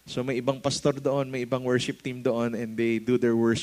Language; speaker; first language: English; non-native, local second language; Filipino